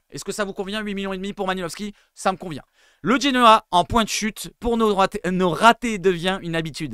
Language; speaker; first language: French; native; French